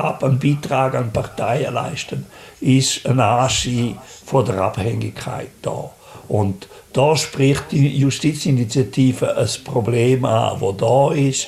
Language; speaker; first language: German; native; German